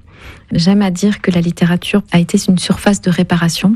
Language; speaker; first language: French; non-native, local second language; Kinyarwanda